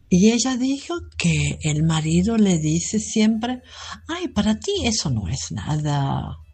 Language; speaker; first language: Spanish; non-native, fluent; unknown